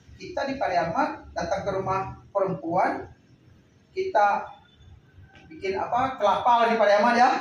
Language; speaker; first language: Indonesian; non-native, local second language; Minangkabau